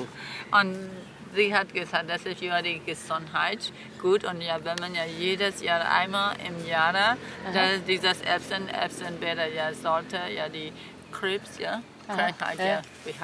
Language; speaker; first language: German; non-native, learner; Burmese